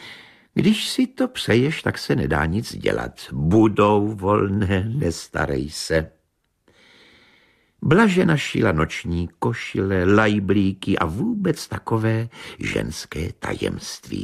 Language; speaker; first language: Czech; native; Czech